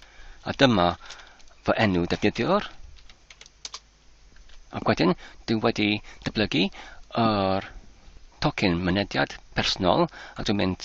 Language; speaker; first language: Welsh; non-native, learner; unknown